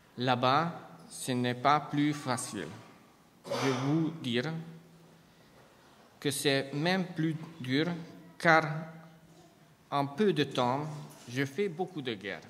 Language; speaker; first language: French; non-native, fluent; Hungarian